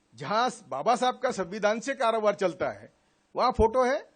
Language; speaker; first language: Hindi; non-native, local second language; Marathi